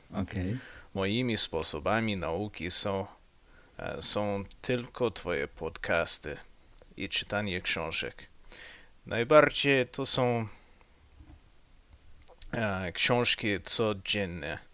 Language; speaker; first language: Polish; non-native, learner; English